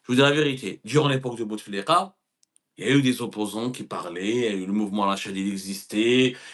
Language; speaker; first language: French; non-native, local second language; Arabic